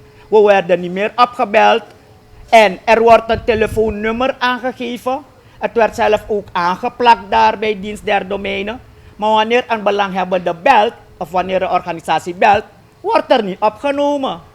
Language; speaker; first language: Dutch; native; Dutch